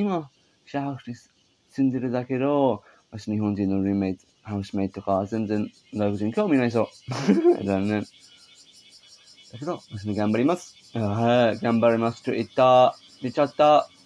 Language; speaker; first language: Japanese; non-native, learner; English